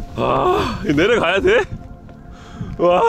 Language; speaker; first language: Korean; native; Korean